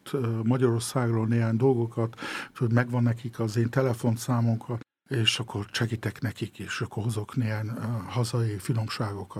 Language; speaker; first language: Hungarian; early bilingual, heritage; Hungarian